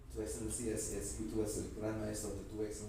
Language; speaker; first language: Spanish; non-native, learner; English